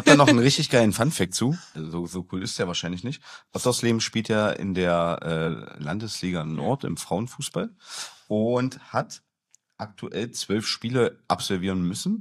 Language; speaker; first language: German; native; German